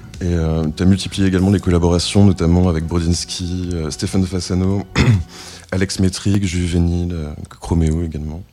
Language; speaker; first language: French; native; French